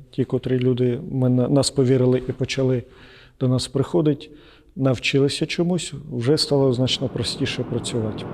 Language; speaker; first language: Ukrainian; native; Ukrainian